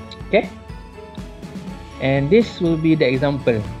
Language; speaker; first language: English; non-native, local second language; Malay